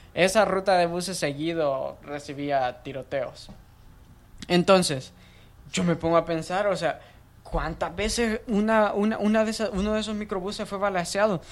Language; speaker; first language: Spanish; native; Spanish